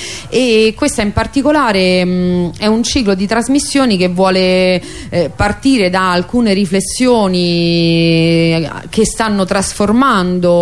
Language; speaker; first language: Italian; native; Italian